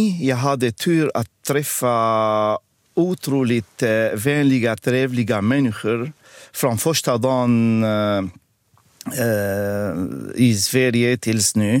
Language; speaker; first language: Swedish; non-native, fluent; Arabic